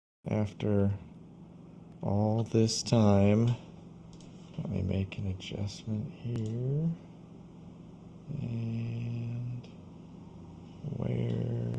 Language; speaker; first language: English; non-native, fluent; Portuguese